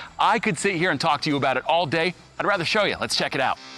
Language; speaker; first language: English; native; English